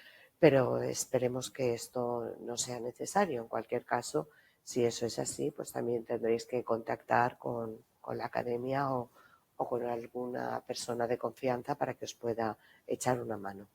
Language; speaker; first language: Spanish; native; Spanish